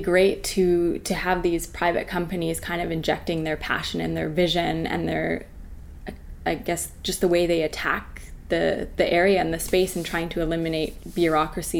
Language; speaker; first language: English; native; English